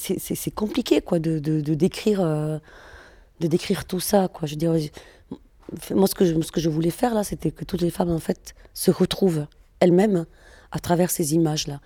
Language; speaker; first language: French; non-native, fluent; Spanish